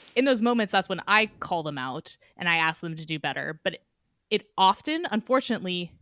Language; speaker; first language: English; native; English